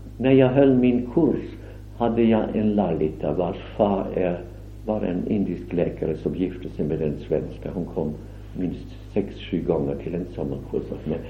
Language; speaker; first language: Swedish; non-native, fluent; German